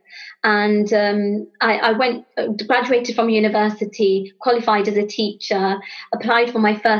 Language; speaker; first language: English; native; English